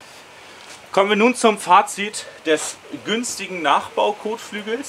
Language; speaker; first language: German; native; German